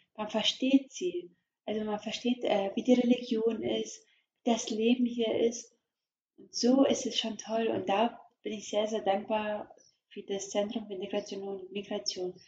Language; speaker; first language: German; early bilingual, other home language; Croatian